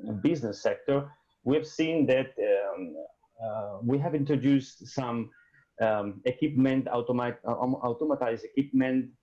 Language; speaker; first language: English; non-native, fluent; Italian